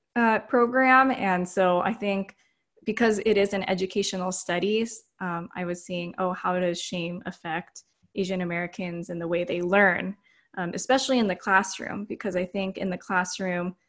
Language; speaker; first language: English; early bilingual, other home language; Filipino